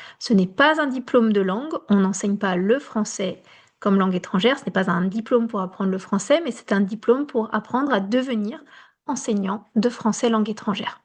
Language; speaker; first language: French; native; French